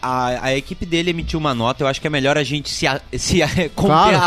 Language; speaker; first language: Portuguese; native; Portuguese